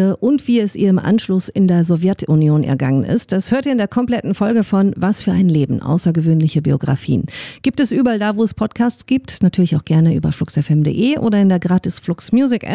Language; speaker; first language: German; native; German